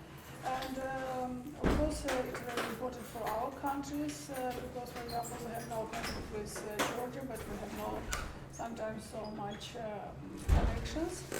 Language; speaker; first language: English; non-native, learner; Armenian